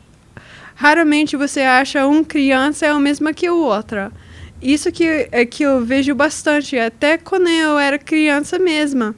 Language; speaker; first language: Portuguese; non-native, learner; English